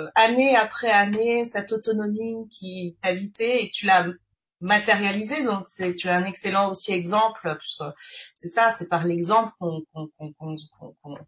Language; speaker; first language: French; native; French